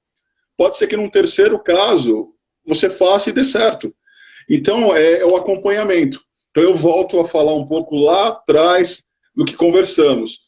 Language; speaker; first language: Portuguese; native; Portuguese